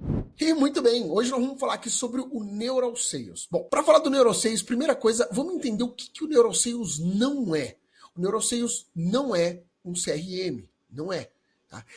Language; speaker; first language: Portuguese; native; Portuguese